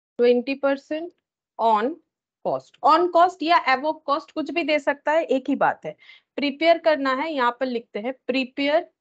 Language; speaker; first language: Hindi; native; Hindi